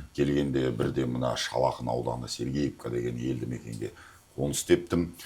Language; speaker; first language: Kazakh; native; Kazakh